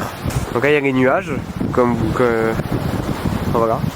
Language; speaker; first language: French; native; French